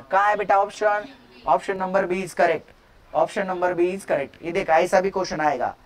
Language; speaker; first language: Hindi; non-native, local second language; Marathi